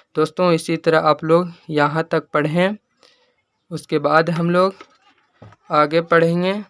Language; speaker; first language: Urdu; native; Urdu